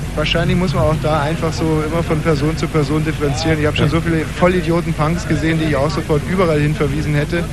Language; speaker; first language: German; native; German